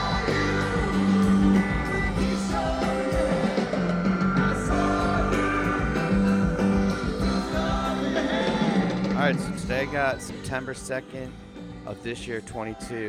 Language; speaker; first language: English; native; English